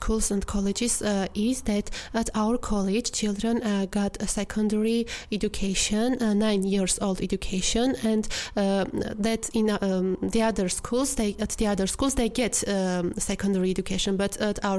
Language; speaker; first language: English; non-native, fluent; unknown